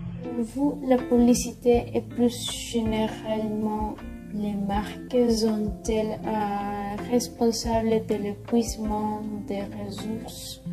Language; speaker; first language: French; non-native, learner; Spanish